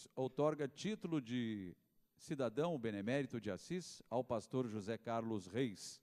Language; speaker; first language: Portuguese; native; Portuguese